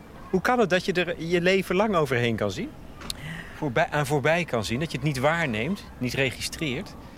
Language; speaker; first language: Dutch; native; Dutch